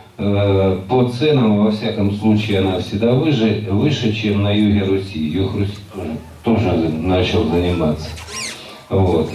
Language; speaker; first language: Russian; native; Russian